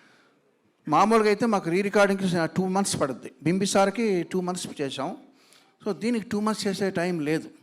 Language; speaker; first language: Telugu; native; Telugu